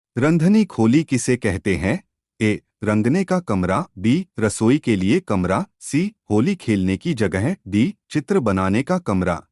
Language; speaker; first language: Hindi; native; Hindi